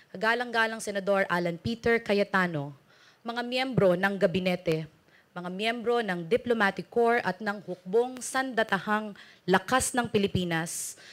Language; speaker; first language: Filipino; native; Filipino